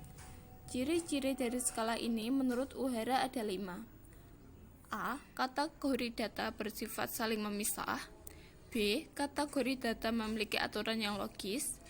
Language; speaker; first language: Indonesian; native; Indonesian